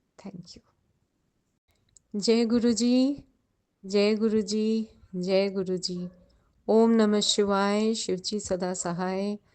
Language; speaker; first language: Hindi; non-native, local second language; Bangla